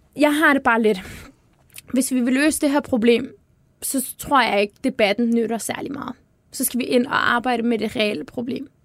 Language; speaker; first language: Danish; early bilingual, other home language; Turkish